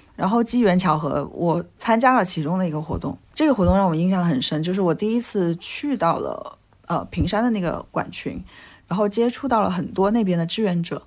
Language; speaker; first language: Chinese; native; Chinese